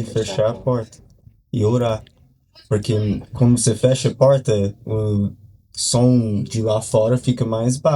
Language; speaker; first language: Portuguese; early bilingual, heritage; Portuguese